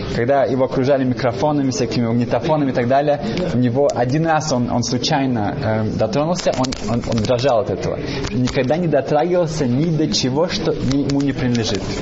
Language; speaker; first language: Russian; early bilingual, heritage; Russian